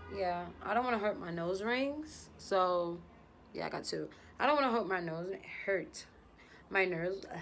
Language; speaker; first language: English; native; English